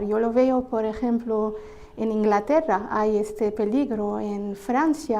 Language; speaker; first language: Spanish; non-native, fluent; Arabic